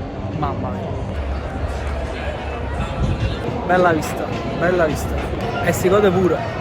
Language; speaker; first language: Italian; native; Italian